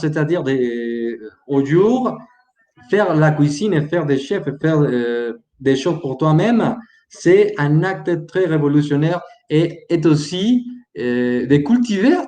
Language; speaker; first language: French; non-native, learner; Spanish